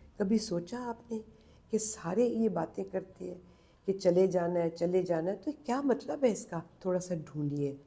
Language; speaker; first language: Urdu; non-native, local second language; Punjabi